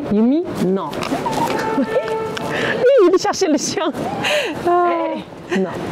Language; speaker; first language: French; non-native, learner; Chinese